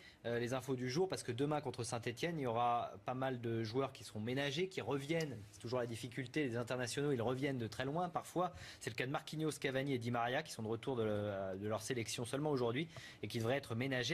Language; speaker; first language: French; native; French